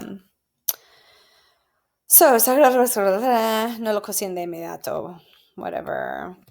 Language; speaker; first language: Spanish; non-native, fluent; English